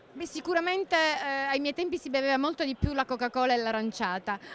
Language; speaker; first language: Italian; native; Italian